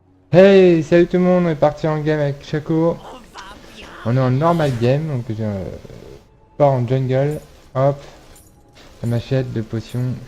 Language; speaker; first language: French; native; French